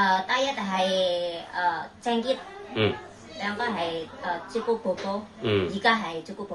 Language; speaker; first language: Cantonese; non-native, learner; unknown